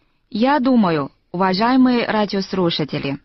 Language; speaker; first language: Russian; non-native, fluent; Chinese